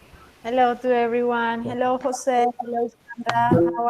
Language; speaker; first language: English; non-native, learner; Spanish